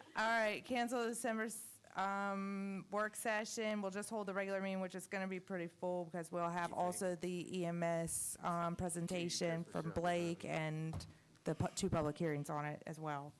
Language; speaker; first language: English; native; English